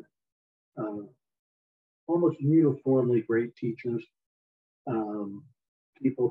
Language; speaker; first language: English; native; English